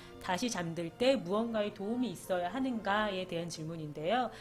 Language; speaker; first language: Korean; native; Korean